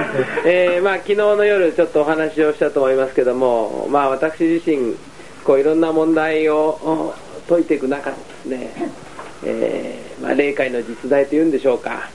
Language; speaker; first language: Japanese; native; Japanese